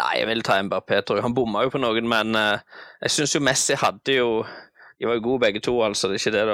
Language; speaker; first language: Norwegian; native; Norwegian